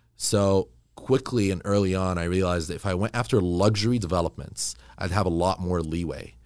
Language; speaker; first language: English; early bilingual, other home language; Arabic